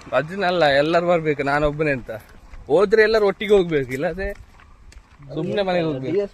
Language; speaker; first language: Kannada; non-native, local second language; Tulu